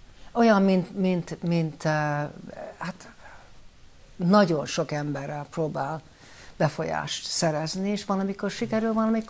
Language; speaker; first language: Hungarian; early bilingual, heritage; Hungarian